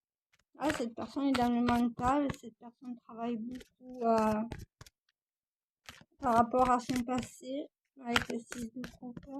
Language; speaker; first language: French; native; French